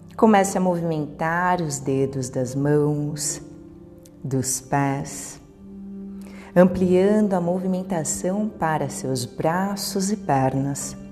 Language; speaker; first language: Portuguese; native; Portuguese